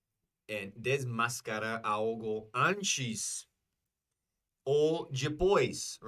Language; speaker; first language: Portuguese; non-native, fluent; English